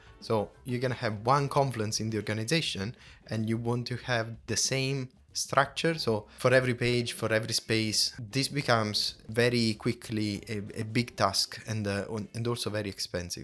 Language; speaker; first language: English; non-native, fluent; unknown